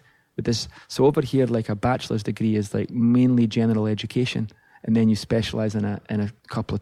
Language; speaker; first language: English; native; English